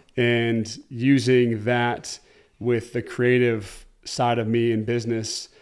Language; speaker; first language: English; native; English